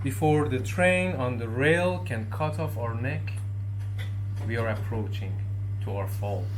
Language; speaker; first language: English; non-native, fluent; Persian